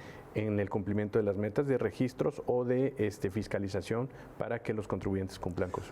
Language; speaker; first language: Spanish; native; Spanish